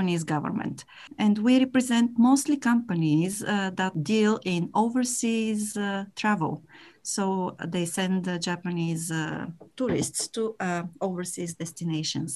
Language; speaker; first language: English; non-native, fluent; Bulgarian